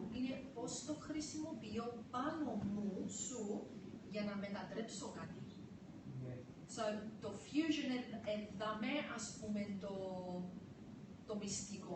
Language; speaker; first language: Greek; early bilingual, heritage; Greek